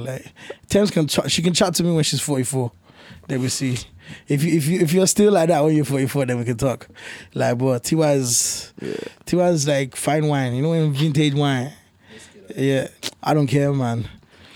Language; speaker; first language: English; native; English